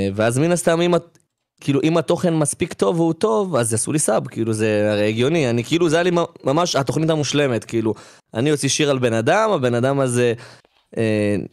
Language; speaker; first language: Hebrew; native; Hebrew